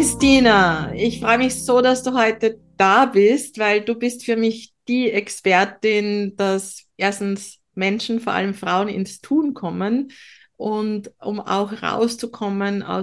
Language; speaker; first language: German; native; German